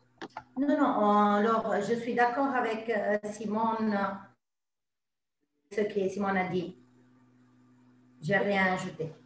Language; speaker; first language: French; non-native, fluent; Italian